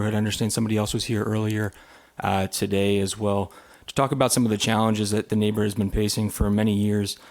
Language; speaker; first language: English; native; English